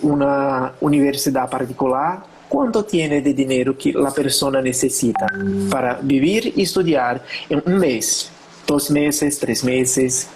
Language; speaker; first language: Spanish; non-native, learner; Portuguese